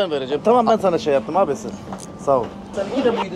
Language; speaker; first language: Turkish; native; Turkish